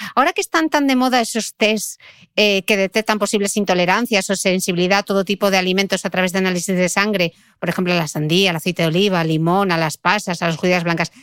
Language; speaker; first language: Spanish; native; Spanish